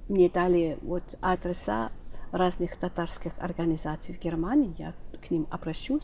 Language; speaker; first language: Russian; non-native, fluent; German